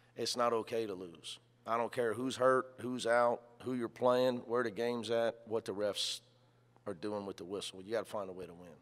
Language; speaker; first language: English; native; English